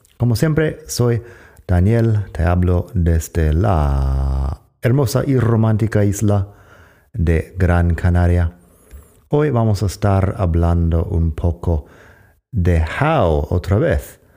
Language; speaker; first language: Spanish; non-native, fluent; English